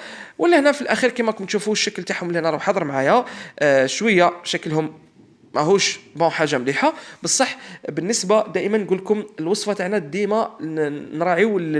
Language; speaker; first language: Arabic; native; Arabic